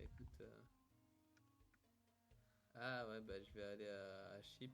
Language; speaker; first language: French; native; French